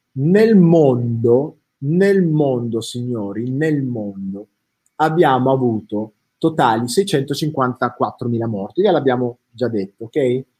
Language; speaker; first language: Italian; native; Italian